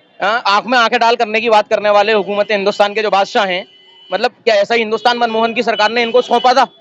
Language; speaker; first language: Hindi; native; Hindi